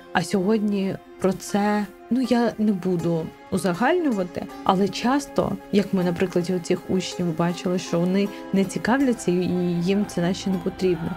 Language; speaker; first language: Ukrainian; non-native, local second language; Crimean Tatar